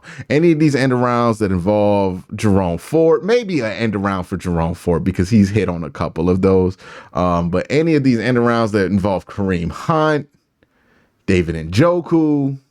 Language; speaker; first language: English; native; English